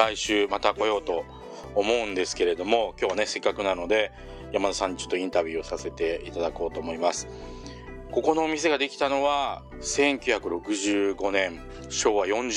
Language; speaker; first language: Japanese; native; Japanese